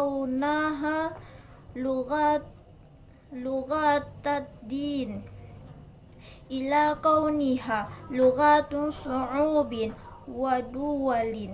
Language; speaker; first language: Arabic; non-native, learner; Indonesian